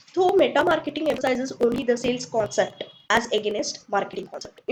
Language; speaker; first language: English; non-native, local second language; Kannada